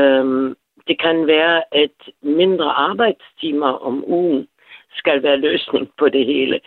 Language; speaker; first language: Danish; non-native, fluent; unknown